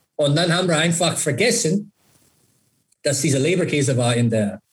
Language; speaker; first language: German; non-native, fluent; English